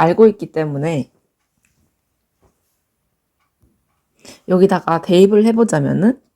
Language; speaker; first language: Korean; native; Korean